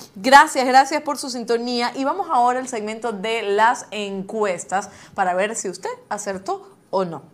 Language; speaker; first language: Spanish; native; Spanish